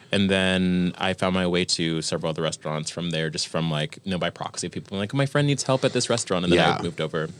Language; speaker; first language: English; native; English